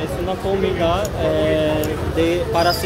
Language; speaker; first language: Spanish; non-native, learner; Hindi